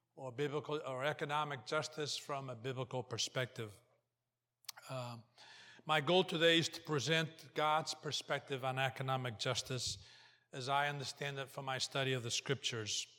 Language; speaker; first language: English; early bilingual, other home language; Portuguese